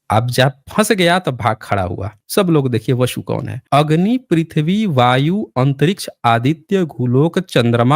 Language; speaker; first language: Hindi; native; Hindi